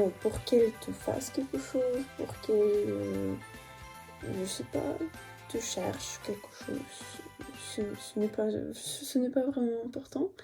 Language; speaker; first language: French; non-native, fluent; Russian